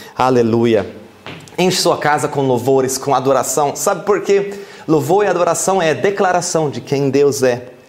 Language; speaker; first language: Portuguese; non-native, fluent; German